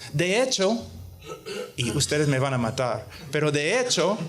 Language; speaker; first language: Spanish; non-native, fluent; English